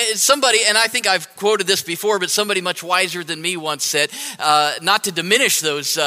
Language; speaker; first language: English; native; English